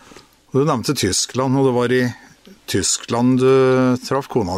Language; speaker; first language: Norwegian; native; Norwegian